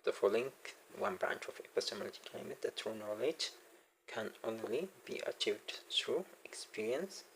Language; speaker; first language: English; non-native, local second language; Amharic